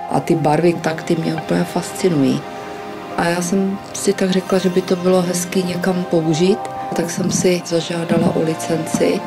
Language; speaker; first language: English; non-native, fluent; Serbian